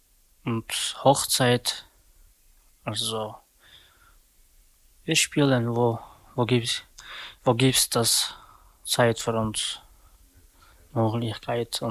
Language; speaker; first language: German; non-native, learner; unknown